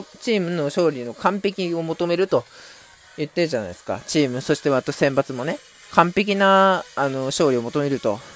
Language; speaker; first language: Japanese; native; Japanese